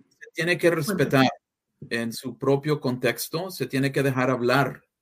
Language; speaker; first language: Spanish; early bilingual, heritage; English